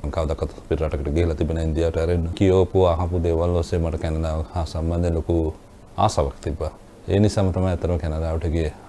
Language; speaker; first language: Sinhala; non-native, local second language; Tamil